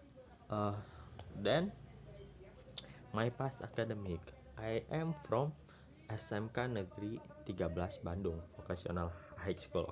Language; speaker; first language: English; non-native, learner; Indonesian